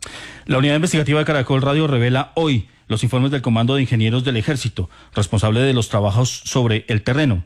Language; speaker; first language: Spanish; native; Spanish